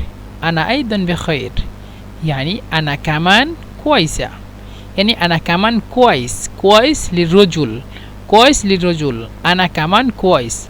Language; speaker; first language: Arabic; non-native, fluent; Bangla